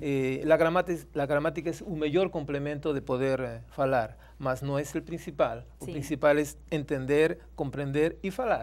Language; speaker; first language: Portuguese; non-native, fluent; Spanish